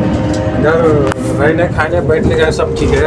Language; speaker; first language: Hindi; non-native, learner; Nepali